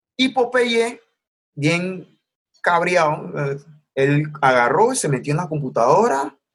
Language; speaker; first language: Spanish; native; Spanish